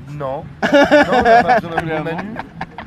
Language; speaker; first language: French; native; French